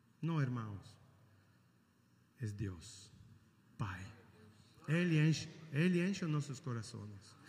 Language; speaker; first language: Portuguese; non-native, learner; Italian